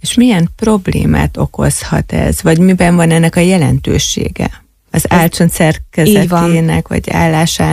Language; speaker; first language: Hungarian; native; Hungarian